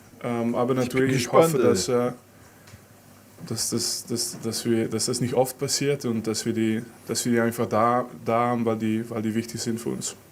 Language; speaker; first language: German; non-native, fluent; French